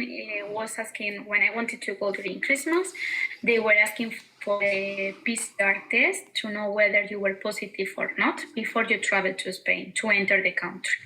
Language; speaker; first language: English; non-native, fluent; Spanish